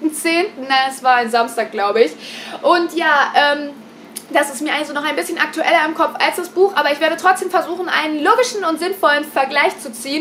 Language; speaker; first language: German; native; German